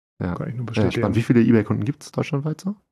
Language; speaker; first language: German; native; German